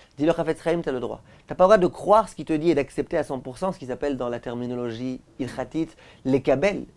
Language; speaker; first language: French; native; French